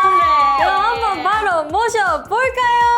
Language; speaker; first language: Korean; native; Korean